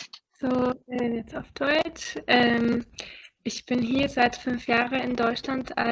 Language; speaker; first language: German; non-native, fluent; Arabic